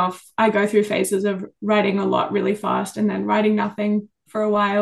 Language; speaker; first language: English; native; English